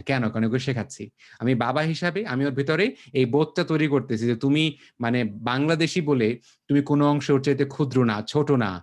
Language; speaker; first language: Bangla; native; Bangla